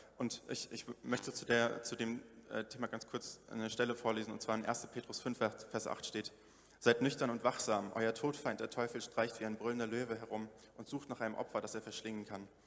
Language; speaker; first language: German; native; German